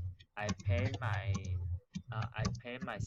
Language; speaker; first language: English; non-native, learner; Chinese